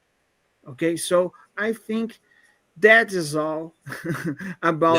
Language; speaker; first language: English; non-native, fluent; Portuguese